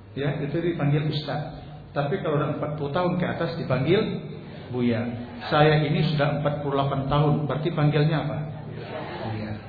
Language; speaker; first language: Indonesian; native; Indonesian